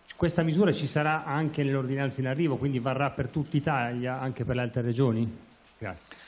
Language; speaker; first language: Italian; native; Italian